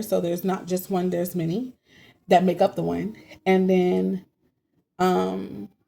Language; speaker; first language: English; native; English